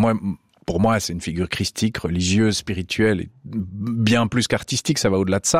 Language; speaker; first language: French; native; French